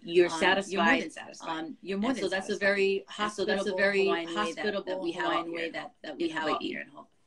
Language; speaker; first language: English; native; English